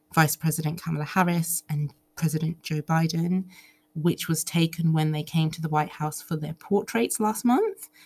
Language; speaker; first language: English; native; English